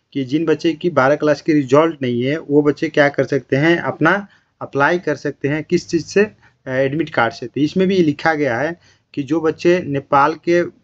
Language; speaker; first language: Hindi; non-native, local second language; Bhojpuri